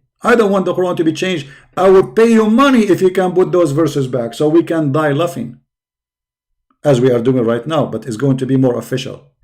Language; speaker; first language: English; non-native, fluent; Arabic